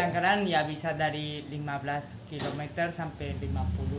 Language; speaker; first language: Indonesian; non-native, fluent; Spanish